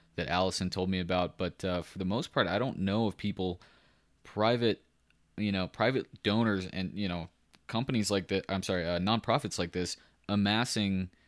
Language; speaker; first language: English; native; English